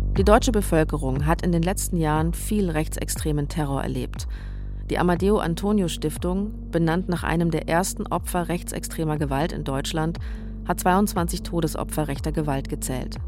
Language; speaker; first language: German; native; German